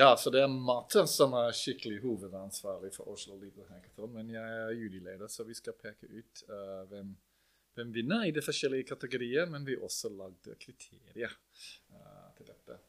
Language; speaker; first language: Norwegian; non-native, fluent; English